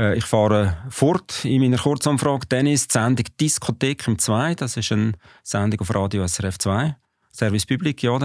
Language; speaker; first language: German; native; German